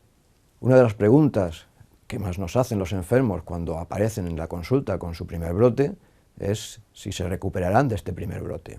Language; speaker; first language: Spanish; native; Spanish